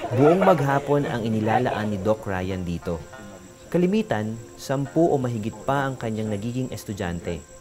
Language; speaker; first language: Filipino; native; Filipino